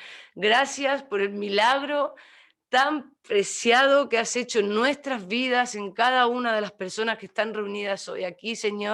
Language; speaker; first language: Spanish; native; Spanish